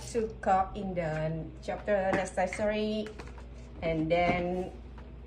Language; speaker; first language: English; non-native, learner; Vietnamese